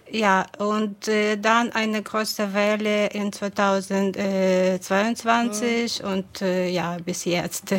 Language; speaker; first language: German; non-native, fluent; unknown